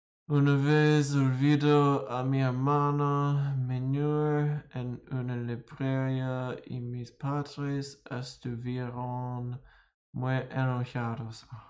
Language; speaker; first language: Spanish; non-native, learner; English